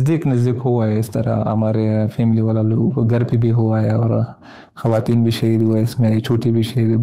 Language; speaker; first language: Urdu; non-native, fluent; Pashto